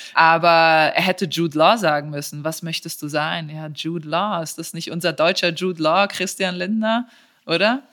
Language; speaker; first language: German; early bilingual, other home language; Serbian